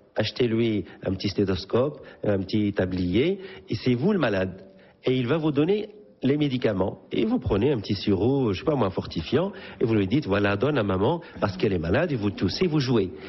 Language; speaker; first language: French; non-native, local second language; Arabic